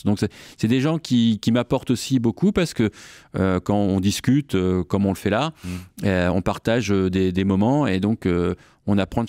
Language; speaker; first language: French; native; French